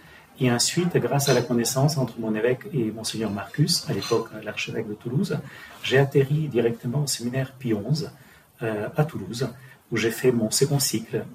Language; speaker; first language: French; non-native, fluent; Ukrainian